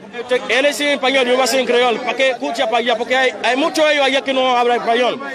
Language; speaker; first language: Spanish; non-native, learner; Haitian Creole